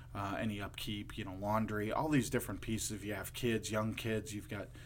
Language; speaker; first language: English; native; English